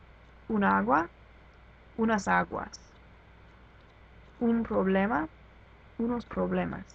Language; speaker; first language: Spanish; non-native, fluent; English